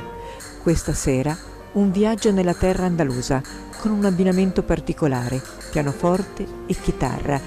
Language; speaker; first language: Italian; native; Italian